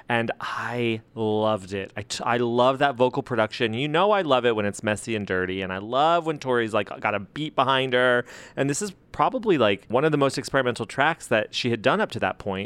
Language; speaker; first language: English; early bilingual, other home language; Spanish